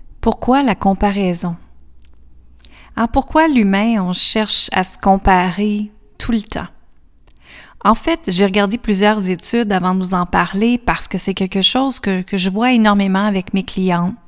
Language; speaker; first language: French; native; French